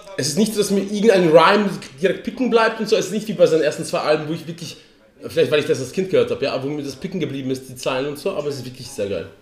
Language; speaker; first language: German; early bilingual, other home language; Polish